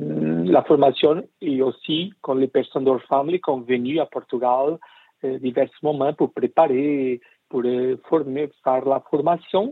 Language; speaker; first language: French; non-native, learner; Portuguese